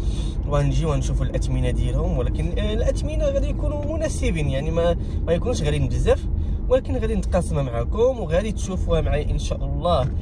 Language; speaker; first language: Arabic; native; Arabic